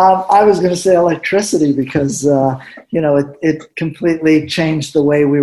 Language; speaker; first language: English; early bilingual, other home language; Spanish